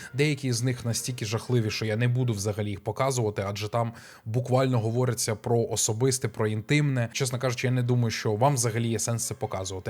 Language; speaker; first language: Ukrainian; native; Ukrainian